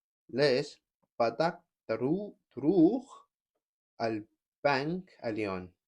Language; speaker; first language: Arabic; non-native, learner; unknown